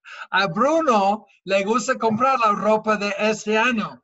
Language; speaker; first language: Spanish; non-native, fluent; English